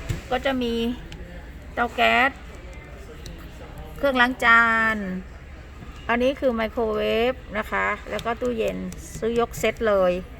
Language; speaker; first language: Thai; native; Thai